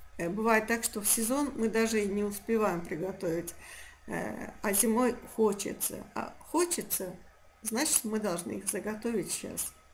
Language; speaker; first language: Russian; non-native, local second language; Azerbaijani